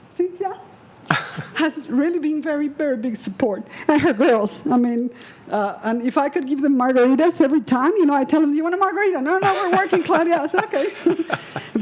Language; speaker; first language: English; non-native, fluent; Spanish